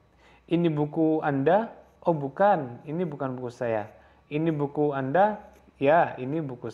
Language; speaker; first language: Indonesian; non-native, local second language; Javanese